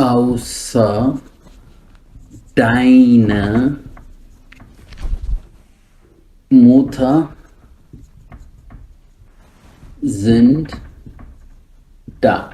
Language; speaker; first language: German; non-native, fluent; Amharic